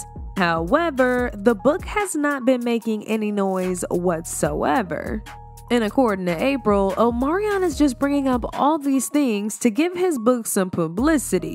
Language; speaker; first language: English; native; English